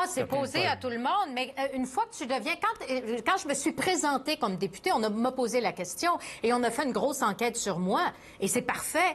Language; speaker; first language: French; native; French